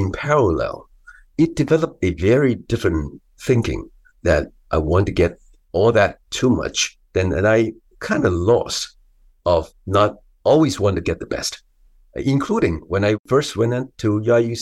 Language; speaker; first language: English; non-native, local second language; Cantonese